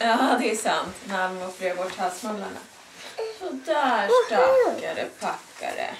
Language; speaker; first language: Swedish; native; Swedish